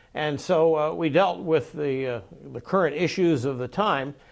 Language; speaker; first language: English; native; English